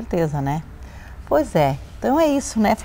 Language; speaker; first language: Portuguese; native; Portuguese